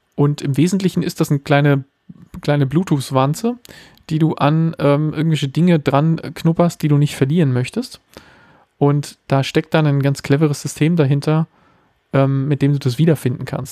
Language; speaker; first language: German; native; German